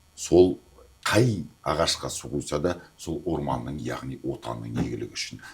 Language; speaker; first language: Kazakh; native; Kazakh